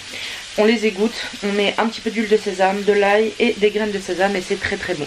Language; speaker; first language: French; native; French